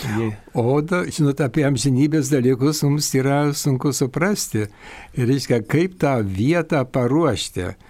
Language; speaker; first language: Lithuanian; native; Lithuanian